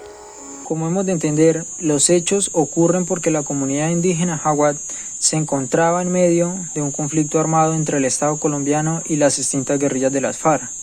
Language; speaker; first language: Spanish; native; Spanish